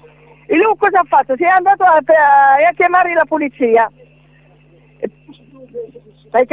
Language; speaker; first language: Italian; non-native, fluent; Arabic